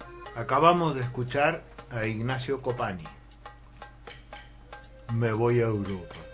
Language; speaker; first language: Spanish; native; Spanish